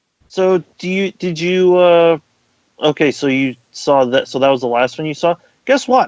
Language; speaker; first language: English; native; English